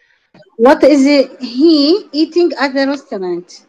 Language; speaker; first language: English; non-native, learner; Arabic